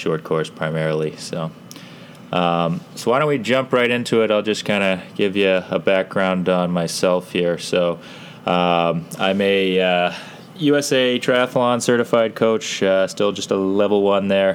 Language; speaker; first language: English; native; English